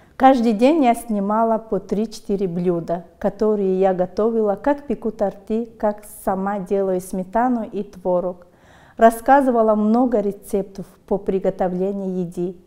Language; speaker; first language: Russian; non-native, local second language; Tajik